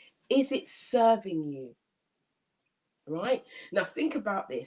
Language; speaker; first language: English; native; English